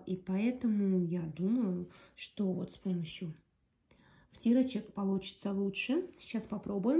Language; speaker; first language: Russian; native; Russian